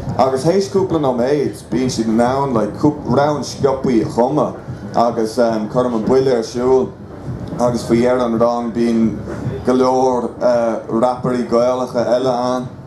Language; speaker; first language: Irish; native; Irish